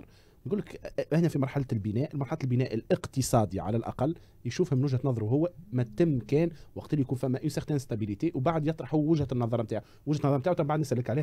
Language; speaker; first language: Arabic; native; Arabic